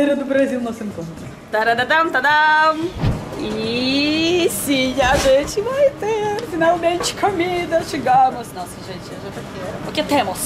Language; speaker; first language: Portuguese; non-native, learner; Russian